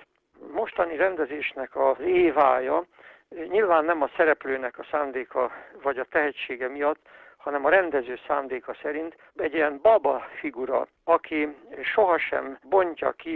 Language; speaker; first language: Hungarian; native; Hungarian